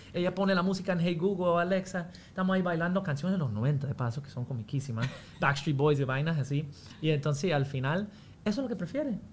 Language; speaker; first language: Spanish; non-native, fluent; English